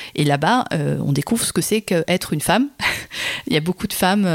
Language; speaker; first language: French; native; French